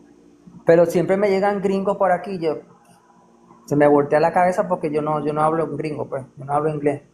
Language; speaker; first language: Spanish; native; Spanish